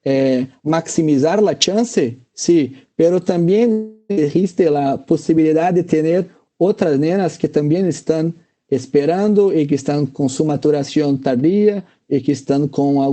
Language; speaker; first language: Spanish; non-native, fluent; Portuguese